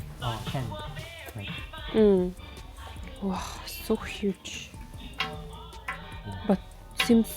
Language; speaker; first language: English; non-native, learner; Ukrainian